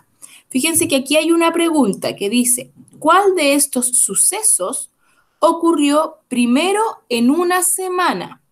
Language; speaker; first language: Spanish; native; Spanish